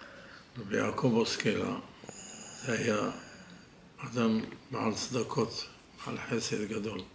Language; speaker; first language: Hebrew; non-native, fluent; Arabic